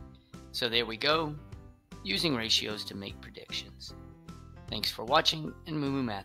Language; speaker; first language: English; native; English